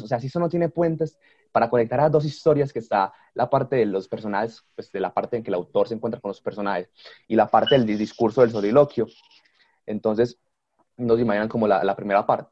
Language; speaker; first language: Spanish; native; Spanish